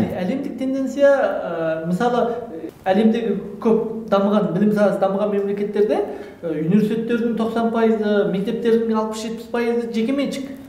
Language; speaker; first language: Kazakh; native; Kazakh